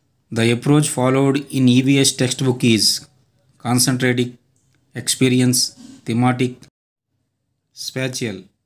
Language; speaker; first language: English; non-native, local second language; Telugu